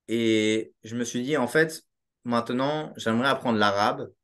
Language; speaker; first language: French; native; French